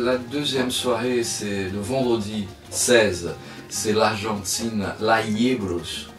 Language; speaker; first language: French; non-native, fluent; Spanish